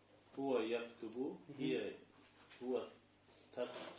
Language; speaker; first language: Arabic; non-native, learner; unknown